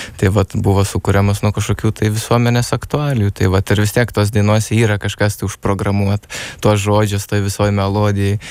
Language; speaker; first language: Lithuanian; native; Lithuanian